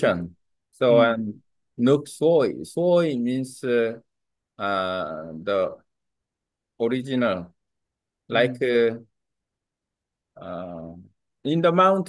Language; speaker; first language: English; non-native, learner; Vietnamese